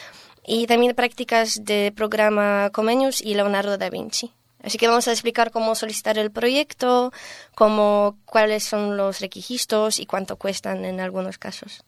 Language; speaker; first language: Spanish; non-native, fluent; Polish